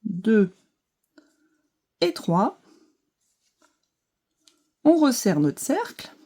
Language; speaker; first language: French; native; French